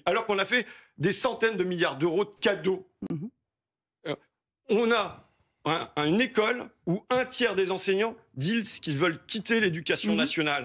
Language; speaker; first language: French; native; French